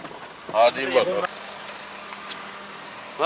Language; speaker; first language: Turkish; native; Turkish